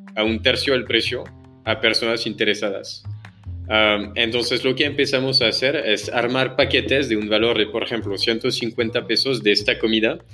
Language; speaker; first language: Spanish; non-native, fluent; French